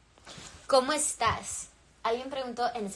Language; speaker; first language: Spanish; early bilingual, heritage; English